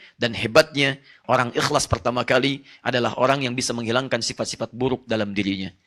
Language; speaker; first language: Indonesian; native; Indonesian